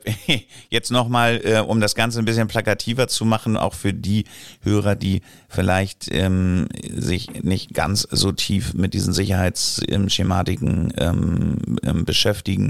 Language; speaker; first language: German; native; German